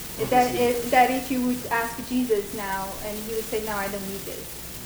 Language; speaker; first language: English; non-native, fluent; Portuguese